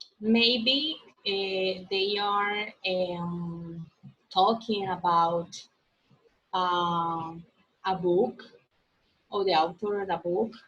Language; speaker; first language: English; non-native, learner; Spanish